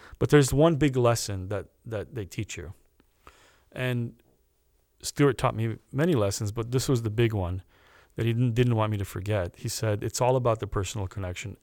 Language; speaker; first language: English; early bilingual, other home language; Romanian